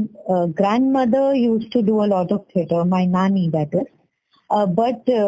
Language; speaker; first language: English; non-native, local second language; Bangla